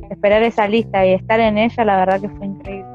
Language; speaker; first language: Spanish; native; Spanish